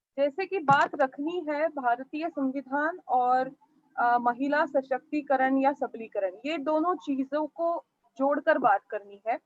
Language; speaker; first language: Hindi; non-native, local second language; Marathi